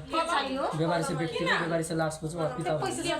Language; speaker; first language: Nepali; native; Nepali